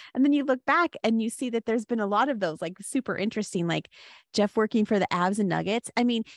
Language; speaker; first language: English; native; English